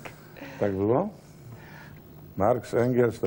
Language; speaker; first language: Polish; native; Polish